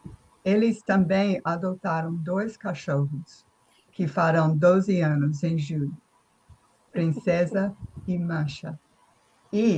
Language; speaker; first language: Portuguese; non-native, fluent; English